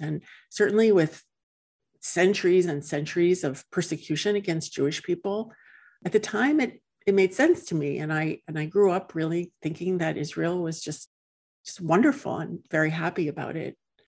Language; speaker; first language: English; native; English